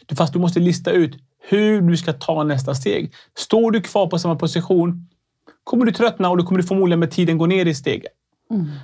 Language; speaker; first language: Swedish; early bilingual, other home language; Arabic